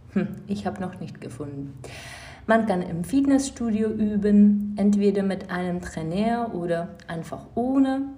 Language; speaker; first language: German; non-native, fluent; Czech